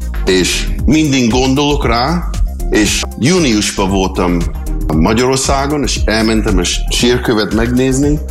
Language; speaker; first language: Hungarian; early bilingual, heritage; English